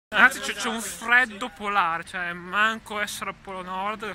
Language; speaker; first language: Italian; native; Italian